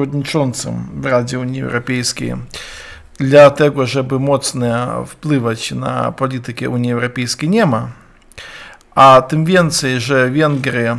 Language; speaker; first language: Polish; non-native, learner; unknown